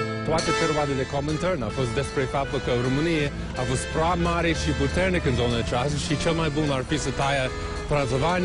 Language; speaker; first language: Romanian; non-native, learner; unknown